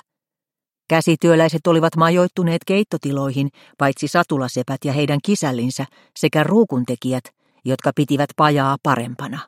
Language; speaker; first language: Finnish; native; Finnish